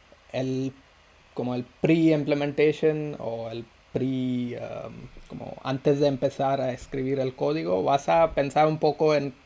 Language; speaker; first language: Spanish; non-native, fluent; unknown